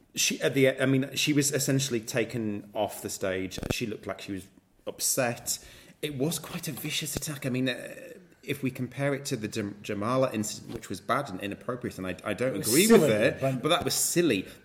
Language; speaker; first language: English; native; English